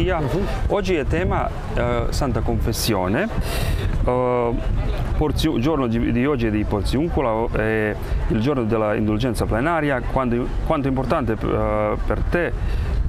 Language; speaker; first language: Italian; non-native, fluent; Croatian